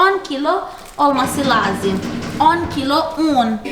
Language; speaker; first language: Turkish; non-native, fluent; Portuguese